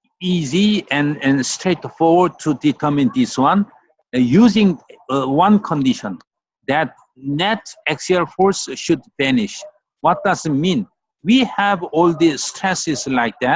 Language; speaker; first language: English; non-native, fluent; Korean